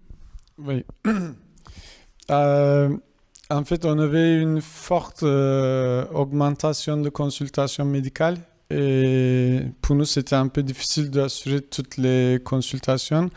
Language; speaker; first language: French; non-native, fluent; Kurdish